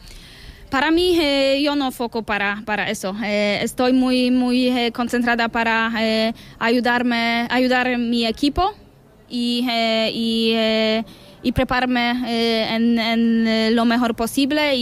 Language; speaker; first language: Spanish; non-native, learner; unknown